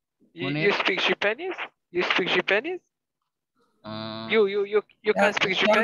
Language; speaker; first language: English; non-native, learner; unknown